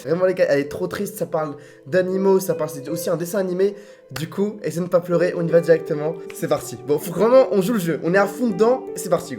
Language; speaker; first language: French; native; French